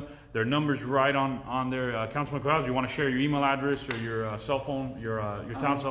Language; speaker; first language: English; early bilingual, other home language; Spanish